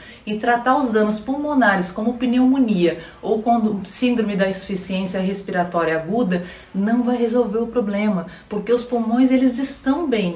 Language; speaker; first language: Portuguese; native; Portuguese